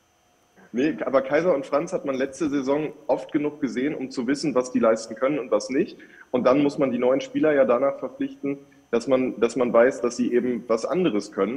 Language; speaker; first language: German; native; German